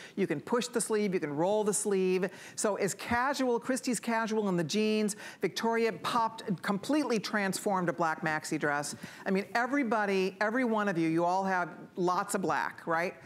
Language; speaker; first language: English; native; English